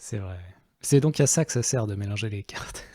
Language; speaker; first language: French; native; French